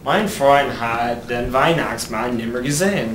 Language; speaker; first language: German; non-native, learner; English